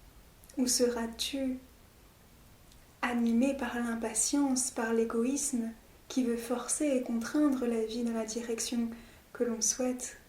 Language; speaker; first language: French; native; French